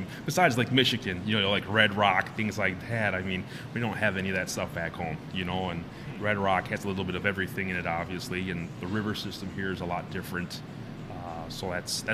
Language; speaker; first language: English; native; English